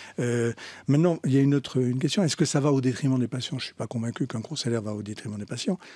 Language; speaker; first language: French; native; French